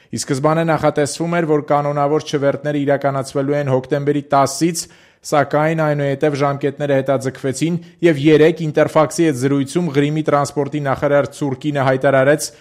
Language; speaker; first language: Armenian; native; Armenian